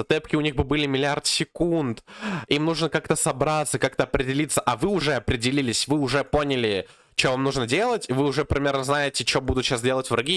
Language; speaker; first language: Russian; native; Russian